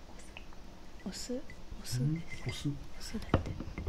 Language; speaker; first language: Japanese; non-native, fluent; Vietnamese